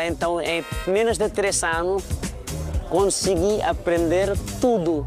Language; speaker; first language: Portuguese; non-native, fluent; Nepali